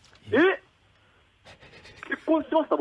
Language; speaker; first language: Japanese; native; Japanese